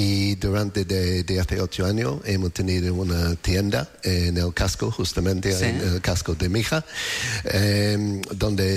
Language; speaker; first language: Spanish; non-native, fluent; English